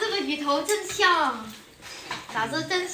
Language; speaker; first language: Chinese; non-native, fluent; Vietnamese